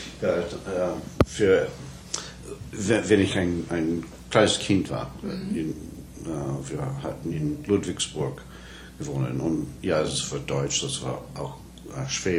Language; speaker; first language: German; non-native, learner; English